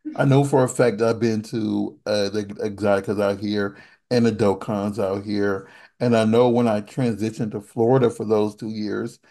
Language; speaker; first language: English; native; English